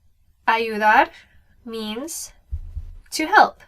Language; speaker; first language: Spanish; non-native, fluent; English